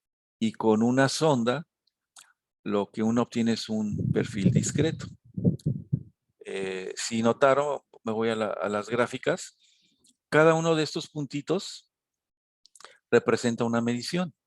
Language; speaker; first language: Spanish; native; Spanish